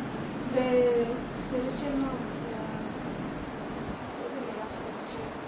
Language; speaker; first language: Hebrew; non-native, fluent; Marathi